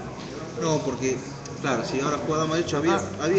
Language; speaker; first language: Spanish; native; Spanish